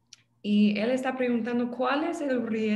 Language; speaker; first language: Spanish; non-native, fluent; English